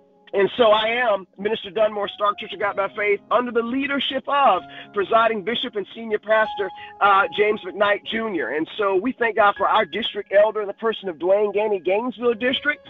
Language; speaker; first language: English; native; English